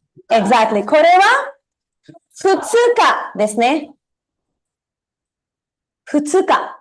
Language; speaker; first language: Japanese; non-native, fluent; Tamil